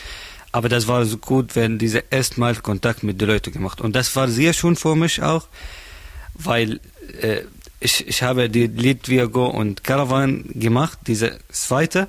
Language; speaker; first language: German; non-native, learner; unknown